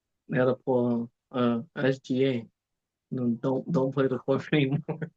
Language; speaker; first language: English; native; English